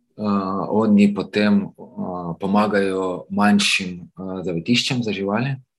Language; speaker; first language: Slovenian; non-native, fluent; Ukrainian